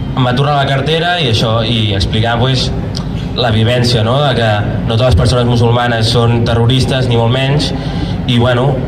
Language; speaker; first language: Catalan; early bilingual, other home language; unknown